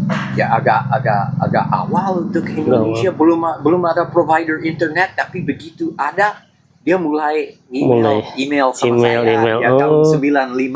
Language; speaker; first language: Indonesian; non-native, fluent; English